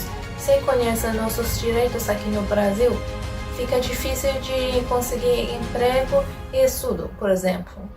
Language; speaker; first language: Portuguese; non-native, fluent; Persian